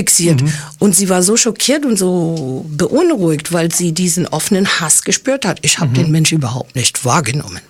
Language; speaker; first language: German; early bilingual, other home language; English